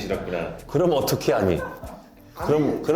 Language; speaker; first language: Korean; native; Korean